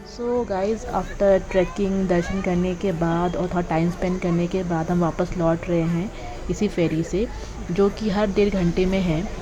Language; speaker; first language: Hindi; native; Hindi